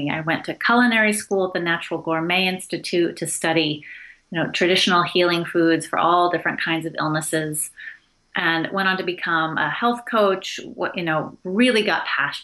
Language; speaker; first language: English; native; English